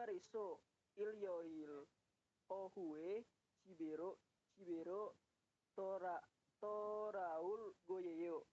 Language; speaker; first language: Korean; non-native, learner; Indonesian